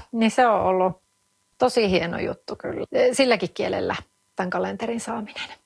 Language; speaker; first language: Finnish; native; Finnish